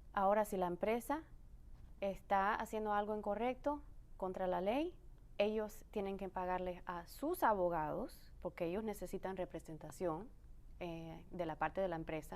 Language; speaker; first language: Spanish; early bilingual, other home language; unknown